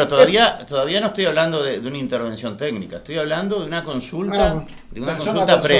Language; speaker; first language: Spanish; native; Spanish